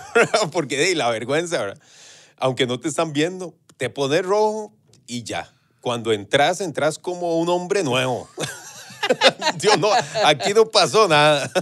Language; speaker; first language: Spanish; native; Spanish